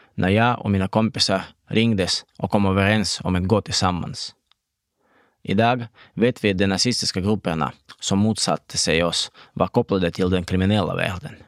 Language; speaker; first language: Swedish; non-native, fluent; Russian